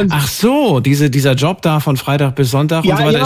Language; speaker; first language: German; native; German